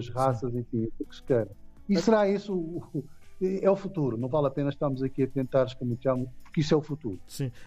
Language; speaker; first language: Portuguese; non-native, local second language; Kabuverdianu